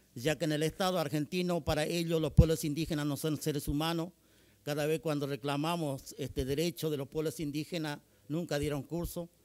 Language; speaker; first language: Spanish; native; Spanish